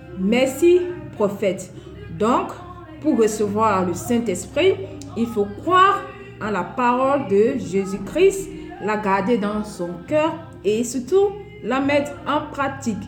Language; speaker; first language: French; non-native, local second language; Basaa